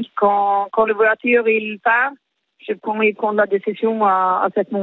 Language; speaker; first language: French; non-native, learner; Swedish